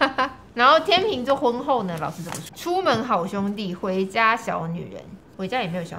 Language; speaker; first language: Chinese; native; Chinese